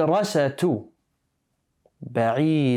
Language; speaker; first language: Arabic; non-native, fluent; English